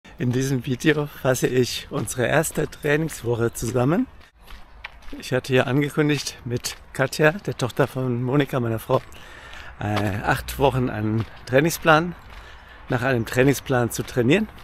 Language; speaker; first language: German; native; German